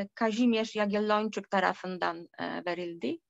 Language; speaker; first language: Turkish; non-native, fluent; Polish